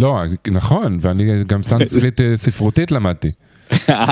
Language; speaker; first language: Hebrew; native; Hebrew